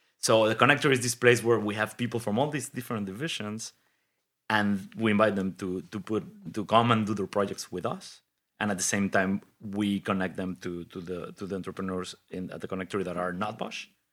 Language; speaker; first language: English; non-native, fluent; Spanish